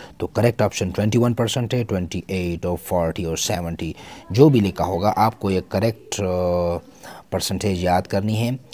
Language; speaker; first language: Urdu; non-native, local second language; Pashto